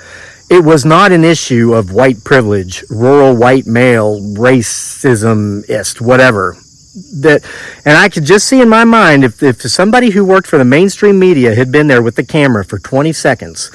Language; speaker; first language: English; native; English